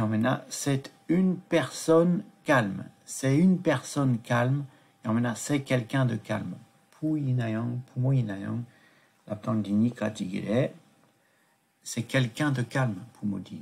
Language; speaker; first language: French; non-native, fluent; Tibetan